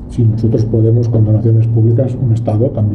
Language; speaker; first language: Spanish; native; Spanish